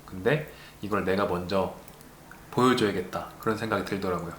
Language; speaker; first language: Korean; native; Korean